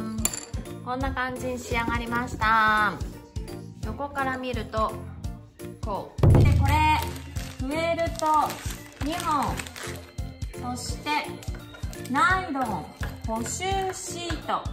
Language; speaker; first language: Japanese; native; Japanese